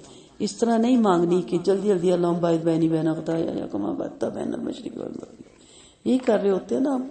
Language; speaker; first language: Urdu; native; Urdu